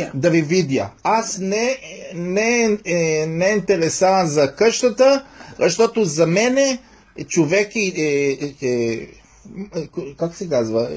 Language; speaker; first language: Bulgarian; early bilingual, heritage; Hebrew